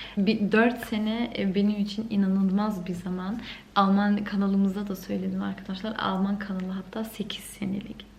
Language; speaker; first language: Turkish; early bilingual, heritage; Turkish